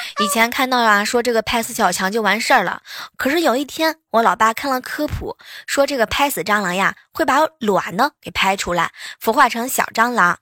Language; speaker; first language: Chinese; native; Chinese